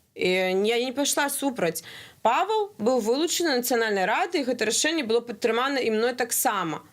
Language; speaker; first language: Belarusian; non-native, local second language; Russian